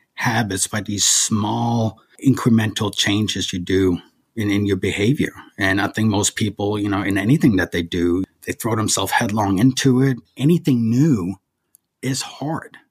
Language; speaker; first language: English; early bilingual, other home language; German